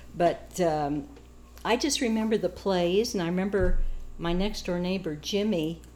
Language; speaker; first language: English; native; English